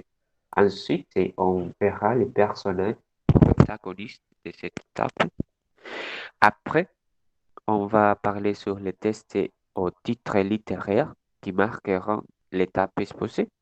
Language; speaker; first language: French; non-native, learner; Spanish